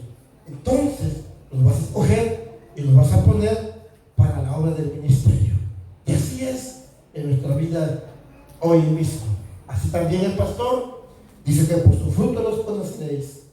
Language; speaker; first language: Spanish; native; Spanish